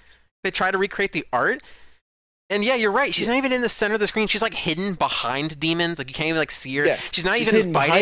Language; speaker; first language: English; native; English